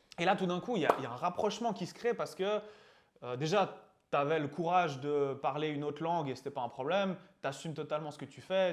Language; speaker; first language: French; early bilingual, other home language; Czech